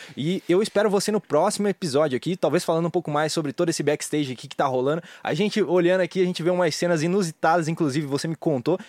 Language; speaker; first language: Portuguese; native; Portuguese